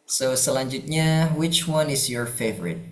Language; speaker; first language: English; non-native, fluent; Indonesian